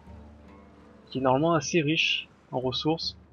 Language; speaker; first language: French; native; French